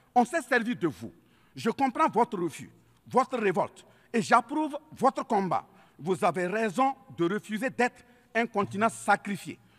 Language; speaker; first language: French; native; French